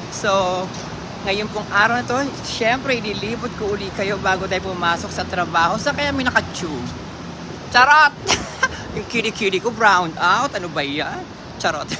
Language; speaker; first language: Filipino; native; Filipino